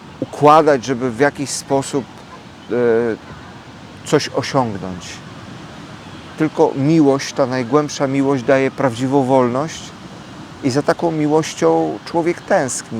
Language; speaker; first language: Polish; native; Polish